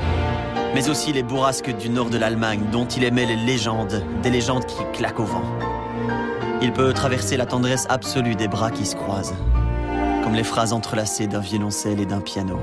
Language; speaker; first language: French; native; French